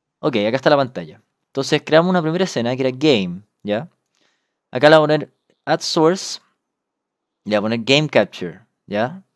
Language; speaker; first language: Spanish; native; Spanish